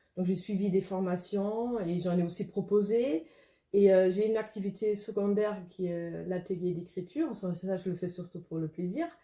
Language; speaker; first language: French; non-native, fluent; German